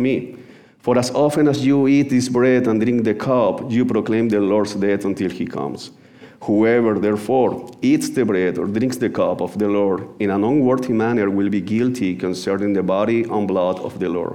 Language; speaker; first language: English; non-native, fluent; Spanish